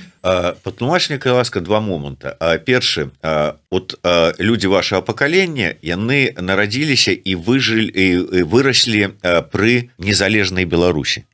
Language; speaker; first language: Belarusian; native; Belarusian